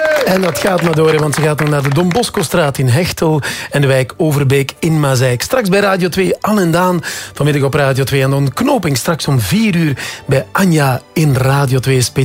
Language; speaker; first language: Dutch; native; Dutch